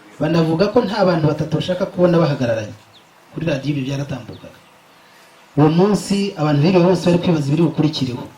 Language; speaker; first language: Kinyarwanda; native; Kinyarwanda